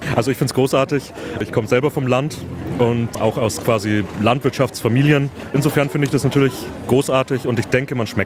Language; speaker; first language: German; native; German